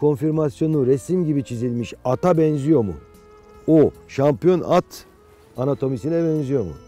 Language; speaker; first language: Turkish; native; Turkish